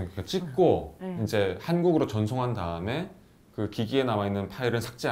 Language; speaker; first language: Korean; native; Korean